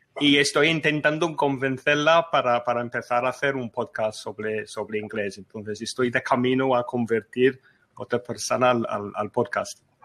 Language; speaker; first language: Spanish; non-native, fluent; English